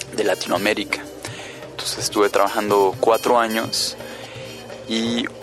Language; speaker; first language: Spanish; native; Spanish